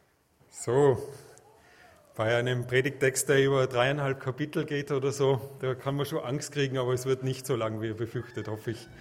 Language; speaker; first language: German; native; German